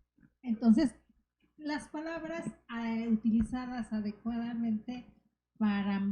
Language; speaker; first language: Spanish; native; Spanish